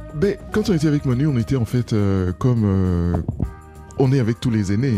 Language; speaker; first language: French; non-native, local second language; Duala